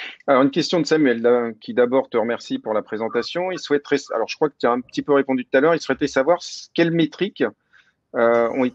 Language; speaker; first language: French; native; French